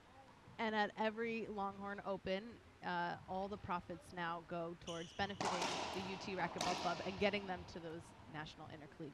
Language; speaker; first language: English; native; English